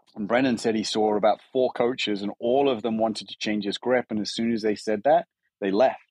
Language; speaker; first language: English; native; English